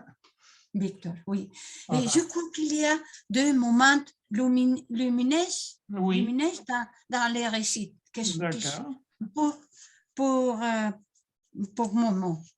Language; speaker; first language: French; non-native, fluent; Spanish